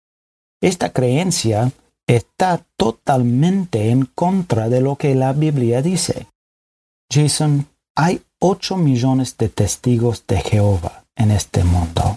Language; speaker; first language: Spanish; non-native, fluent; English